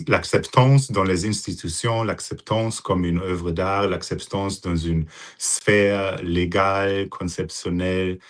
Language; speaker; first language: French; non-native, fluent; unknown